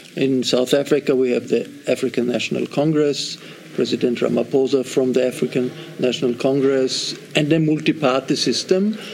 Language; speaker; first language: English; non-native, fluent; German